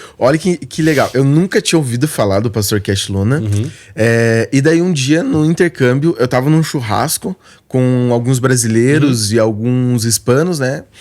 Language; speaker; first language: Portuguese; native; Portuguese